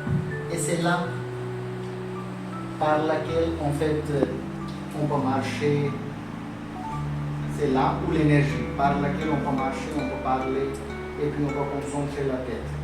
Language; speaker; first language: French; non-native, learner; Hindi